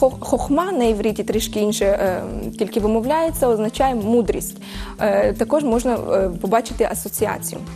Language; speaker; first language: Ukrainian; early bilingual, heritage; Ukrainian